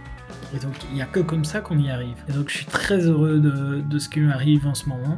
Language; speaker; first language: French; native; French